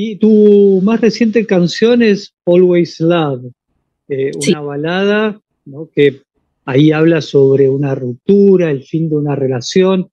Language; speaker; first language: Spanish; native; Spanish